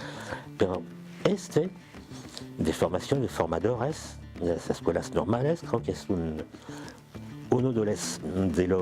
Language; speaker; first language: Spanish; non-native, fluent; French